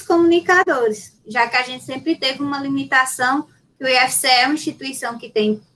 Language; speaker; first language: Portuguese; native; Portuguese